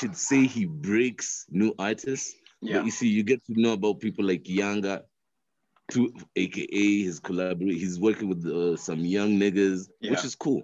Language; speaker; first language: English; non-native, local second language; Swahili